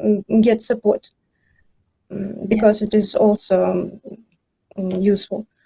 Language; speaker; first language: English; non-native, learner; Ukrainian